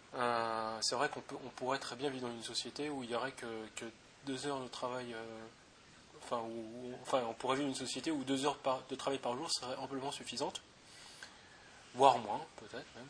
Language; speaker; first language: French; native; French